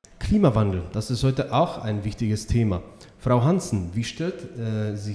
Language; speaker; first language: German; non-native, learner; Czech